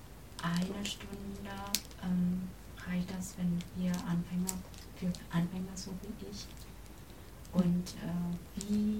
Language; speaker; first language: German; non-native, learner; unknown